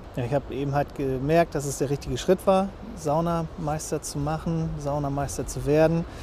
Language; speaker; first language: German; native; German